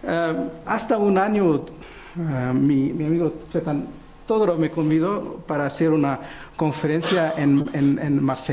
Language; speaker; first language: Spanish; non-native, fluent; Portuguese